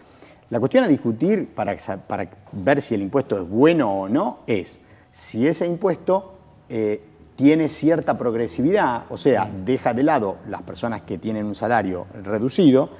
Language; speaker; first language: Spanish; native; Spanish